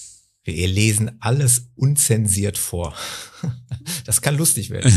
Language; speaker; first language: German; native; German